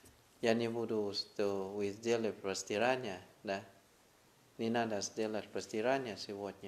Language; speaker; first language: Russian; non-native, learner; Thai